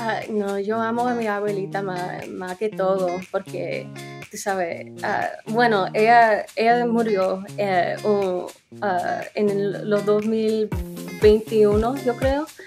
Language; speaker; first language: Spanish; early bilingual, other home language; English